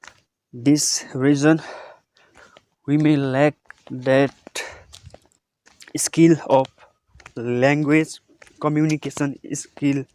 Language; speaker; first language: English; non-native, local second language; Nepali